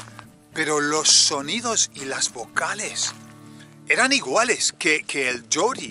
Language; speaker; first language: Spanish; native; Spanish